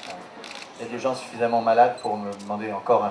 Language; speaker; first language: French; native; French